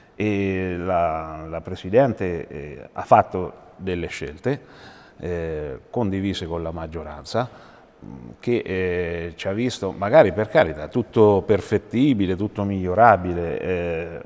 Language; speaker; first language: Italian; native; Italian